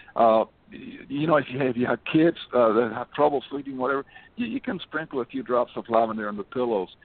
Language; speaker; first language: English; early bilingual, other home language; Spanish